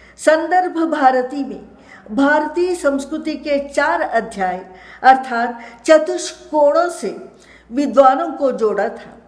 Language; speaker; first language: Hindi; non-native, local second language; Kannada